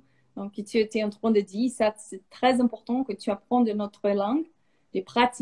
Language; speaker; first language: French; non-native, fluent; Portuguese